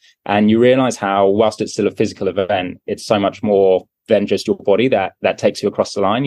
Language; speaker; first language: English; native; English